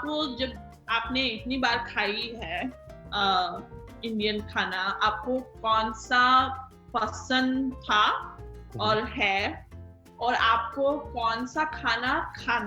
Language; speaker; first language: Hindi; non-native, local second language; Marathi